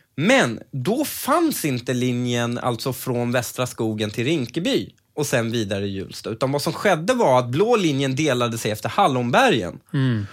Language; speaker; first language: Swedish; early bilingual, other home language; Persian